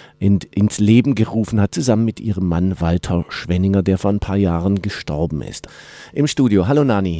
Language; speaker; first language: German; native; German